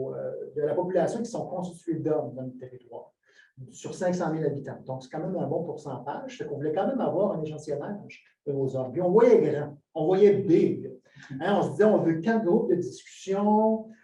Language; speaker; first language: French; native; French